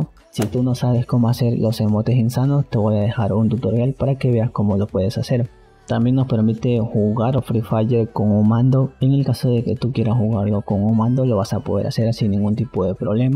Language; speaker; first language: Spanish; native; Spanish